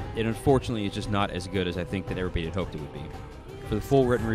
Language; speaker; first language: English; native; English